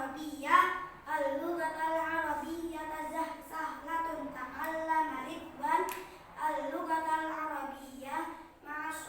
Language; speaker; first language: Arabic; non-native, learner; Indonesian